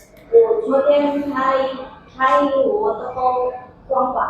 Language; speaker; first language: Chinese; non-native, learner; Indonesian